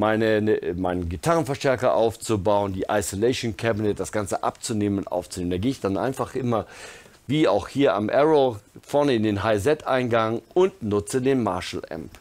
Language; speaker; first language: German; native; German